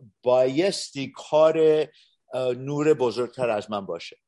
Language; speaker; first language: Persian; early bilingual, heritage; Persian